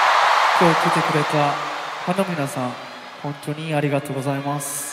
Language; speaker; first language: Japanese; non-native, fluent; Korean